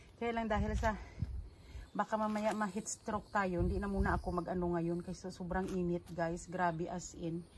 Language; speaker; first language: Filipino; non-native, local second language; Cebuano